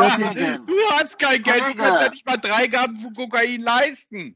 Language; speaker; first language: German; native; German